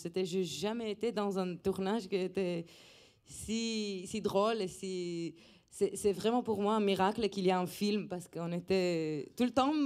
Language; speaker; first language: French; non-native, fluent; Hebrew